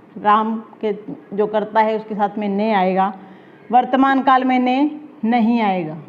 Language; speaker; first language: Hindi; native; Hindi